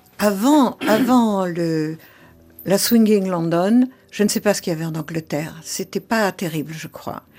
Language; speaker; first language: French; early bilingual, other home language; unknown